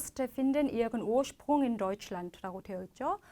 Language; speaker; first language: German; non-native, fluent; Korean